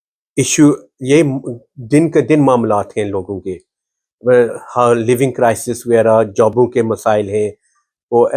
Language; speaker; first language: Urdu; early bilingual, heritage; Urdu